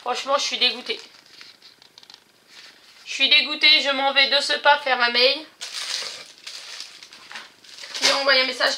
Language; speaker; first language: French; native; French